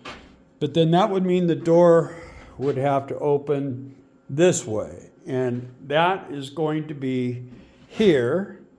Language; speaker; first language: English; native; English